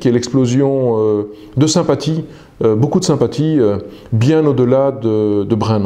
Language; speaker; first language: French; native; French